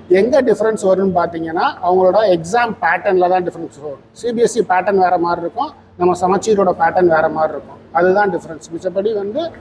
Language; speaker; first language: Tamil; native; Tamil